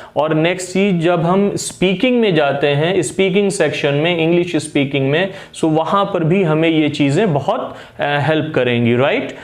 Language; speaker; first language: Hindi; native; Hindi